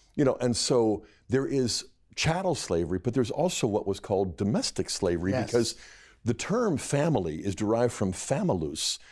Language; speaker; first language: English; native; English